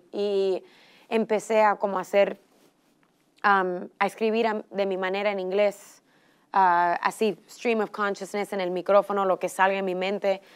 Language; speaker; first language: Spanish; early bilingual, heritage; Spanish